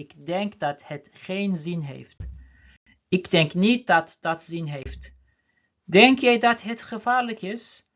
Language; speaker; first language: Dutch; non-native, learner; Turkish